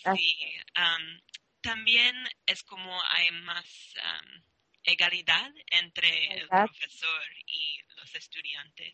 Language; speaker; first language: Spanish; non-native, learner; English